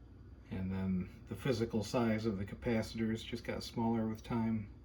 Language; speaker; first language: English; native; English